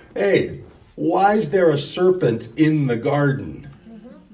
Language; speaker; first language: English; native; English